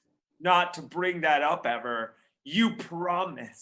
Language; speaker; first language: English; native; English